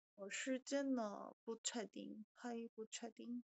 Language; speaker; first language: Chinese; non-native, learner; Korean